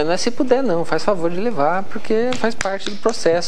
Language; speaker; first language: Portuguese; native; Portuguese